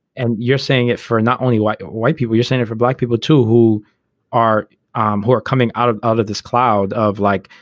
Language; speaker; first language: English; native; English